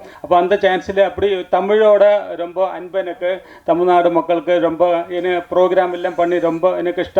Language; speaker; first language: Tamil; non-native, learner; Malayalam